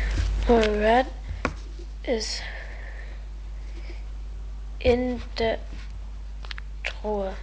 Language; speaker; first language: English; non-native, learner; German